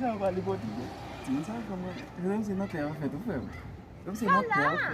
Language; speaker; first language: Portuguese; non-native, learner; Haitian Creole